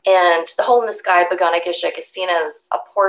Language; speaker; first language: English; native; English